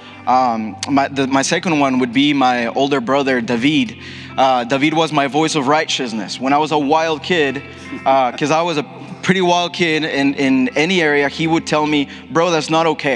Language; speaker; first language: English; non-native, fluent; Spanish